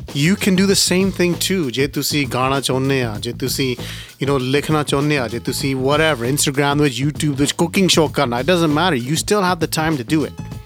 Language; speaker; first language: Punjabi; early bilingual, heritage; Punjabi